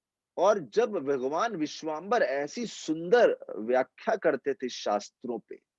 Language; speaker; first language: Hindi; native; Hindi